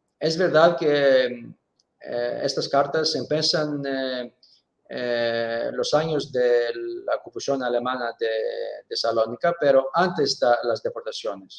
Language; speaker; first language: Spanish; non-native, fluent; Greek